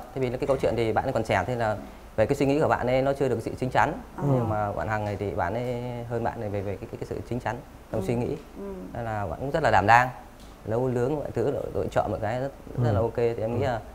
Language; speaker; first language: Vietnamese; native; Vietnamese